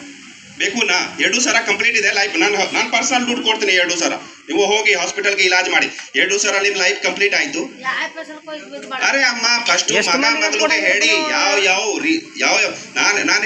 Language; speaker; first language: Kannada; non-native, learner; Hindi